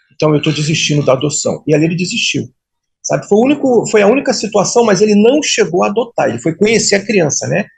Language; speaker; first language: Portuguese; native; Portuguese